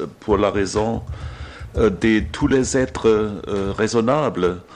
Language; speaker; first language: French; non-native, fluent; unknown